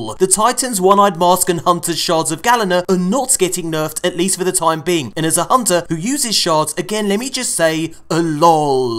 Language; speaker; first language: English; native; English